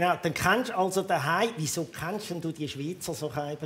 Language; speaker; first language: German; native; German